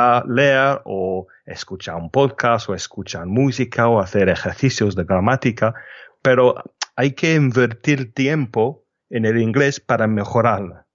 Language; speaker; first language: Spanish; non-native, fluent; English